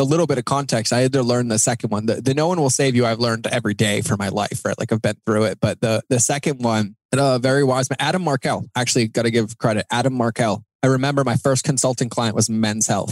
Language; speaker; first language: English; native; English